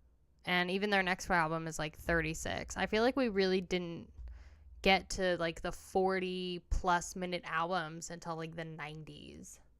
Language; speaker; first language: English; native; English